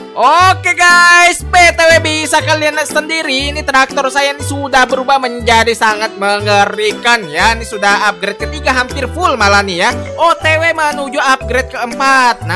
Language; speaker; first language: Indonesian; native; Indonesian